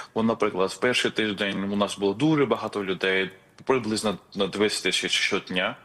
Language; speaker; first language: Ukrainian; non-native, fluent; Georgian